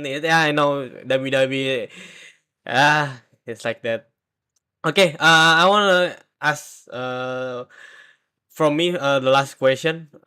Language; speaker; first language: English; non-native, learner; Indonesian